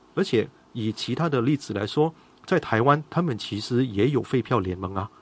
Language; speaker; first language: Chinese; native; Chinese